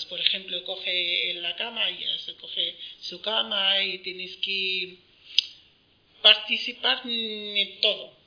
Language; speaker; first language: Spanish; non-native, learner; Arabic